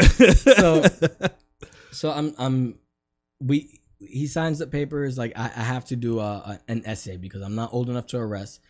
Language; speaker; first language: English; native; English